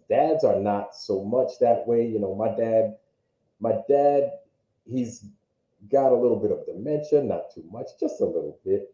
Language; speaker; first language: English; native; English